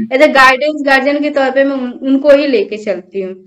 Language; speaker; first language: Hindi; native; Hindi